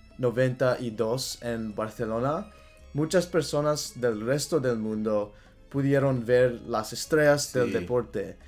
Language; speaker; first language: Spanish; non-native, learner; English